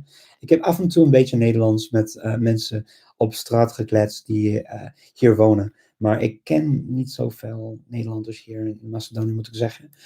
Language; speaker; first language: Dutch; non-native, fluent; English